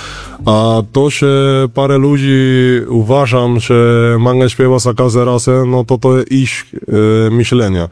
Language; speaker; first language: Polish; non-native, learner; Spanish